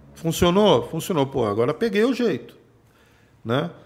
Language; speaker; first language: Portuguese; native; Portuguese